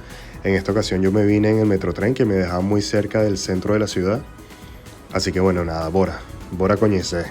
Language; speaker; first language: Spanish; native; Spanish